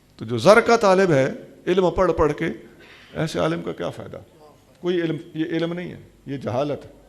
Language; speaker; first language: Urdu; non-native, local second language; Saraiki